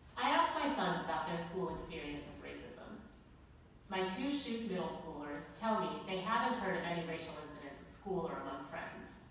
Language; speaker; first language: English; native; English